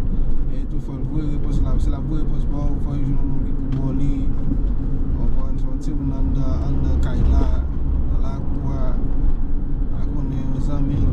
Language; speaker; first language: French; non-native, learner; Haitian Creole